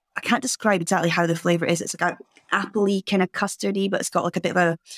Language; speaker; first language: English; native; English